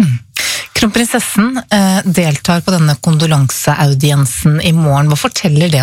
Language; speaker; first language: Norwegian; native; Norwegian